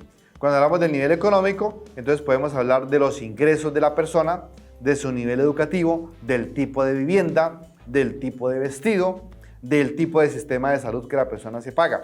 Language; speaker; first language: Spanish; native; Spanish